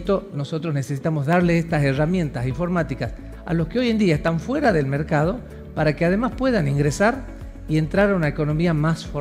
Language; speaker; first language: Spanish; native; Spanish